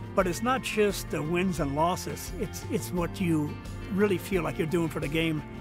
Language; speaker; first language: English; early bilingual, other home language; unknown